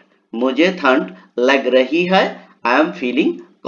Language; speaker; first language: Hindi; non-native, learner; Bangla